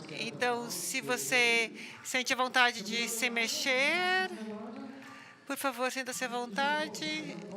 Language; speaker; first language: Portuguese; non-native, fluent; English